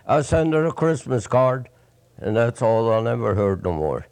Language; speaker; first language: English; non-native, fluent; Swedish